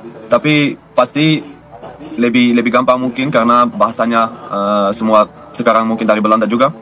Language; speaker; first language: Indonesian; non-native, fluent; Dutch